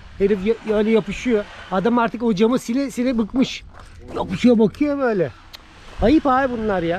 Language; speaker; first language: Turkish; native; Turkish